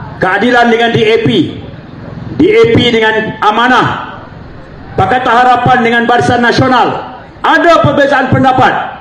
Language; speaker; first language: Malay; native; Malay